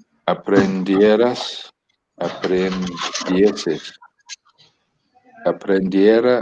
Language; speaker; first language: Spanish; non-native, learner; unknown